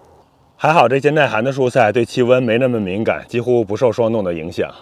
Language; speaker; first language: Chinese; native; Chinese